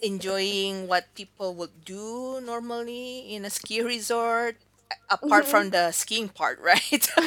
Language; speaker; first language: English; early bilingual, other home language; Indonesian